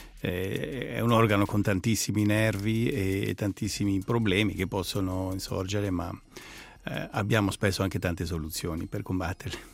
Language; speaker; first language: Italian; non-native, fluent; Greek